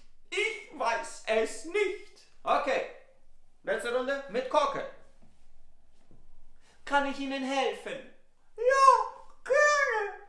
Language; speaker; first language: German; non-native, fluent; Italian